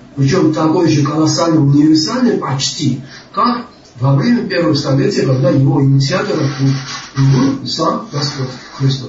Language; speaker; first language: Russian; non-native, local second language; Georgian